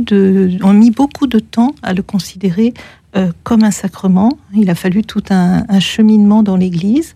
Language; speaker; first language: French; native; French